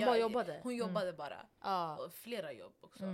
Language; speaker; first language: Swedish; non-native, local second language; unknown